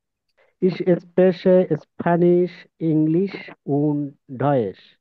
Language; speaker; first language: German; non-native, learner; Bangla